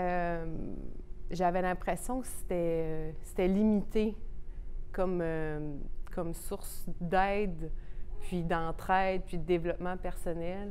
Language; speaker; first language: French; native; French